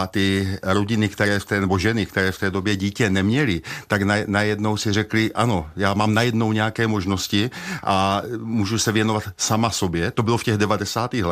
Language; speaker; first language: Czech; native; Czech